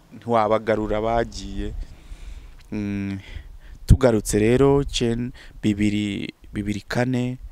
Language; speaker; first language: Kinyarwanda; early bilingual, heritage; Kinyarwanda